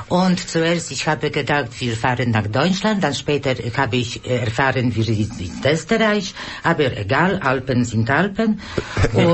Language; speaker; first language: German; non-native, learner; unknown